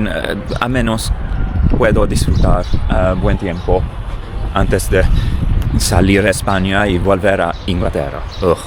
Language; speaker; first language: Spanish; non-native, learner; English